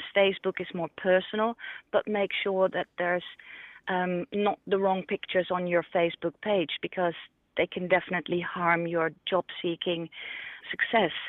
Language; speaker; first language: English; non-native, fluent; Dutch